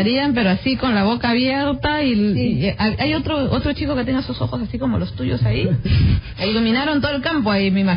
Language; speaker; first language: Spanish; native; Spanish